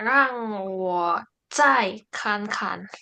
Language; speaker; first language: Chinese; non-native, learner; Indonesian